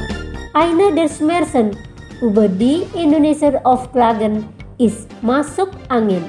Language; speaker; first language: German; non-native, fluent; Indonesian